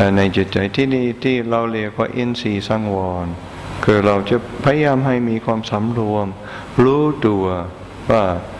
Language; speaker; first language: Thai; non-native, fluent; English